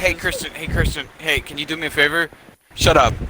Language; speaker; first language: English; native; English